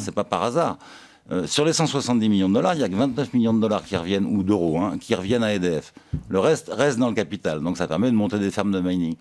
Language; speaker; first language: French; native; French